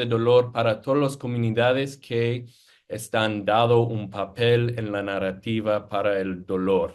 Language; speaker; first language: Spanish; non-native, fluent; English